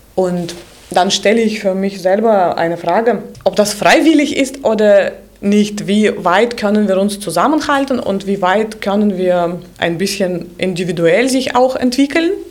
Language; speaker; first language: German; non-native, fluent; Russian